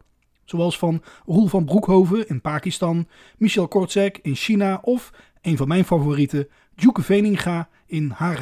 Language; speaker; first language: Dutch; native; Dutch